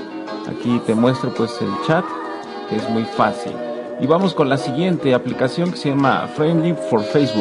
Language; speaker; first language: Spanish; native; Spanish